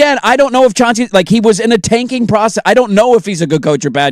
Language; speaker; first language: English; native; English